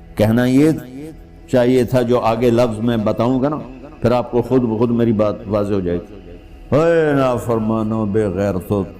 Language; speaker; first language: Urdu; non-native, local second language; Punjabi